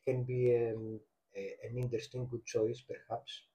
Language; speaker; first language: English; non-native, fluent; Greek